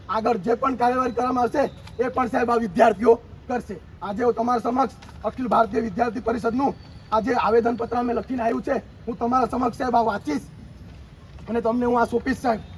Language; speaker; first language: Gujarati; non-native, local second language; Kukna